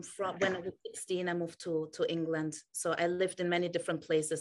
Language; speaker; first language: English; non-native, fluent; German